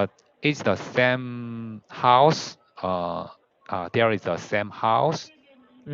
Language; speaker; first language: English; non-native, learner; Korean